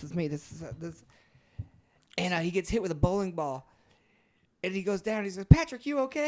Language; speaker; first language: English; early bilingual, other home language; Spanish